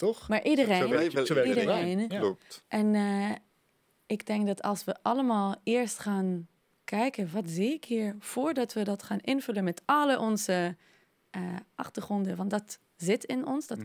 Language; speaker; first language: Dutch; non-native, fluent; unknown